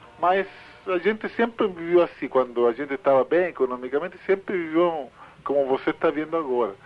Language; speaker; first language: Portuguese; non-native, fluent; Spanish